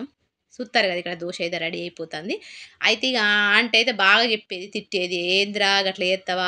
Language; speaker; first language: Telugu; native; Telugu